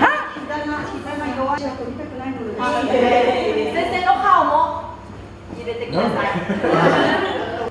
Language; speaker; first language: Japanese; non-native, fluent; Thai